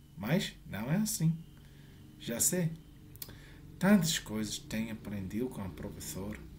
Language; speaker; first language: Portuguese; non-native, learner; Spanish